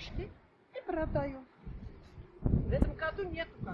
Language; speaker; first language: Russian; non-native, local second language; Armenian